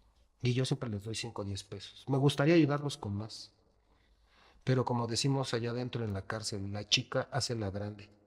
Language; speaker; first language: Spanish; native; Spanish